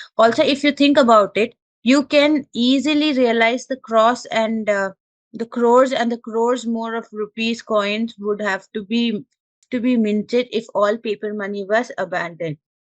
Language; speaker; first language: English; non-native, local second language; Malayalam